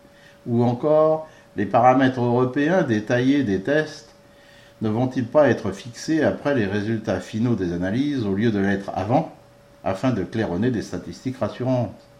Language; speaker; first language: French; native; French